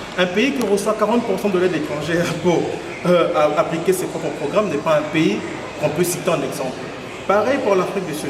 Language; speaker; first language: French; non-native, local second language; Lingala